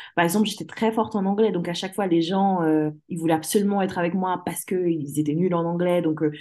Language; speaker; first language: French; early bilingual, other home language; English